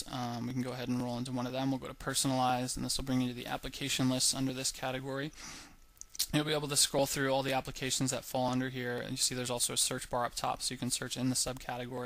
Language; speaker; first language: English; native; English